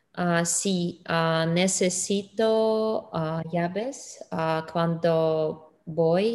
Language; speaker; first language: Spanish; non-native, learner; English